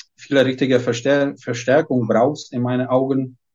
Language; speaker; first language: German; non-native, fluent; Czech